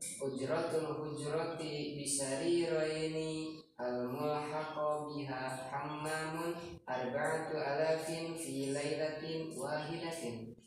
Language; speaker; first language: Arabic; non-native, learner; Indonesian